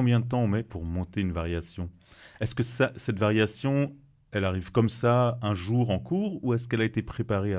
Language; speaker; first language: French; native; French